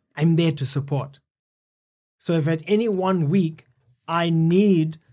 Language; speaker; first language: English; native; English